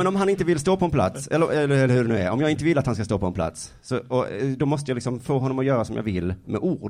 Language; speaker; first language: Swedish; native; Swedish